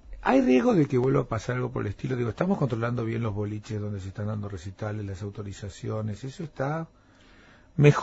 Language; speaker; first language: Spanish; native; Spanish